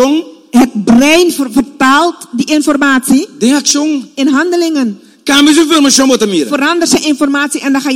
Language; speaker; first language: Dutch; non-native, local second language; Papiamento